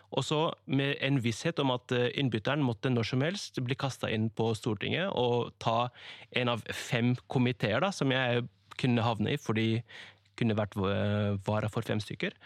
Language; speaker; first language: Norwegian; early bilingual, other home language; Kurdish